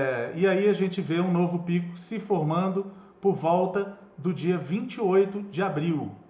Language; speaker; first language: Portuguese; native; Portuguese